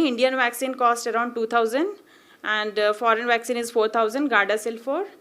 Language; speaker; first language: English; non-native, local second language; Telugu